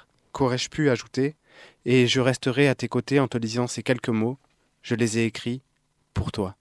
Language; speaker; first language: French; native; French